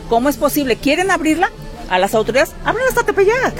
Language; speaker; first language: Spanish; native; Spanish